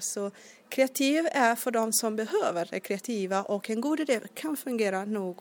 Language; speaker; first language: Swedish; non-native, fluent; Italian